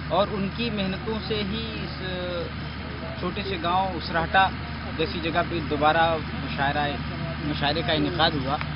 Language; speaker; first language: Urdu; native; Urdu